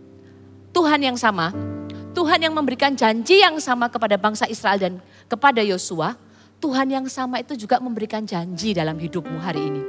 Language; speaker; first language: Indonesian; native; Indonesian